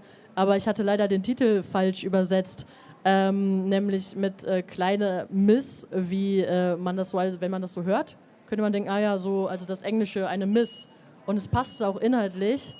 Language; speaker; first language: German; native; German